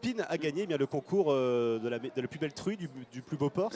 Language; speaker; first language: French; native; French